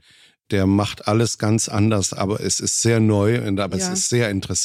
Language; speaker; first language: German; native; German